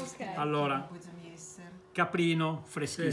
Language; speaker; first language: Italian; native; Italian